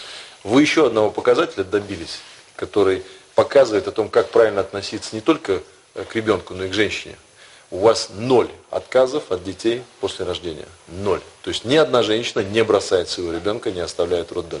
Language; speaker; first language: Russian; native; Russian